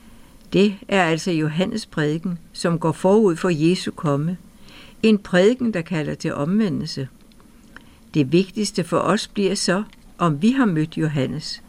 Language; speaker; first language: Danish; native; Danish